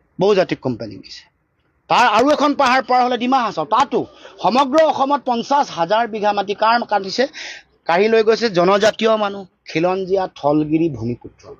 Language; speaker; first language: Assamese; native; Assamese